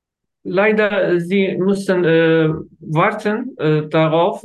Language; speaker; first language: German; non-native, learner; Turkish